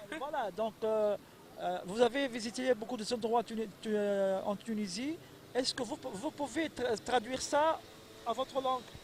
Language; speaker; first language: French; non-native, local second language; Arabic